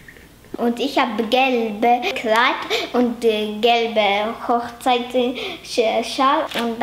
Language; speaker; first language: German; early bilingual, other home language; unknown